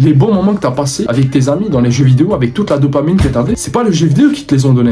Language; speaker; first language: French; native; French